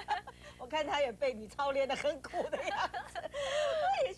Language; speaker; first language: Chinese; native; Chinese